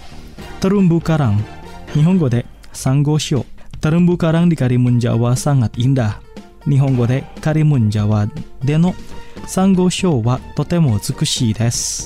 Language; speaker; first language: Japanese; non-native, fluent; Indonesian